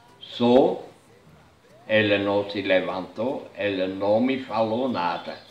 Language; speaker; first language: Portuguese; non-native, fluent; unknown